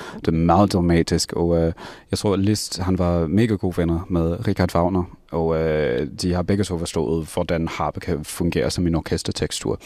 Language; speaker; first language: Danish; non-native, fluent; English